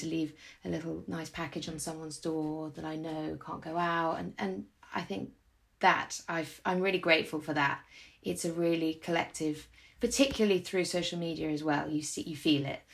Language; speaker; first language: English; native; English